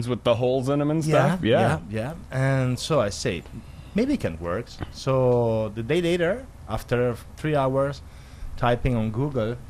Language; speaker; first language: English; non-native, learner; Italian